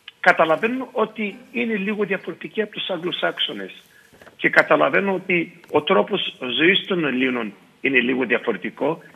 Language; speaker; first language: Greek; early bilingual, heritage; Greek